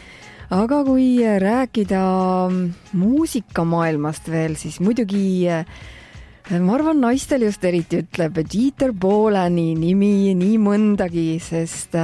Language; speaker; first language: Estonian; native; Estonian